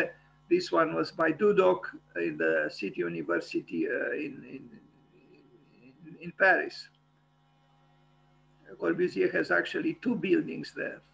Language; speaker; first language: English; non-native, fluent; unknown